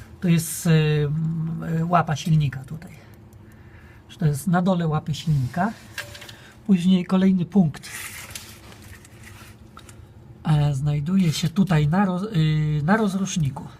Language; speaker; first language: Polish; native; Polish